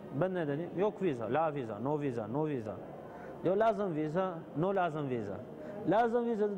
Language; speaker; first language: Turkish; non-native, fluent; Bulgarian